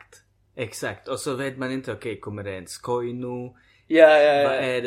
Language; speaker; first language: Swedish; early bilingual, other home language; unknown